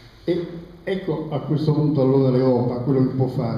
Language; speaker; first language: Italian; native; Italian